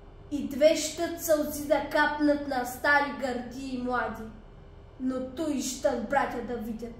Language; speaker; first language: Bulgarian; native; Bulgarian